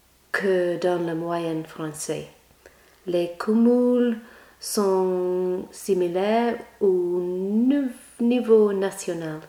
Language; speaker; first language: French; non-native, learner; English